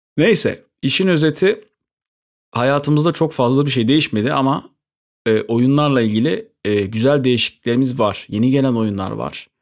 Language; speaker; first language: Turkish; native; Turkish